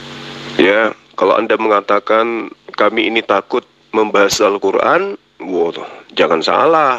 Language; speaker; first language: Indonesian; native; Indonesian